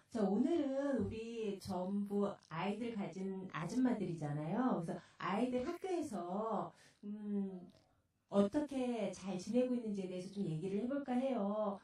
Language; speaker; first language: Korean; native; Korean